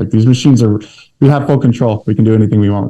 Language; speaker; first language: English; native; English